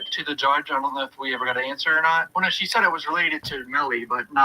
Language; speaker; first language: English; native; English